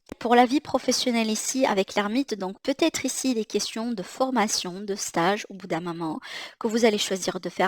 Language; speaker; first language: French; native; French